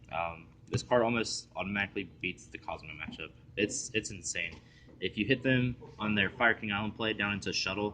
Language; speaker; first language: English; native; English